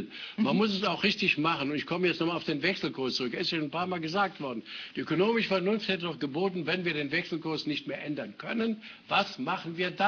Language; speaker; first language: German; native; German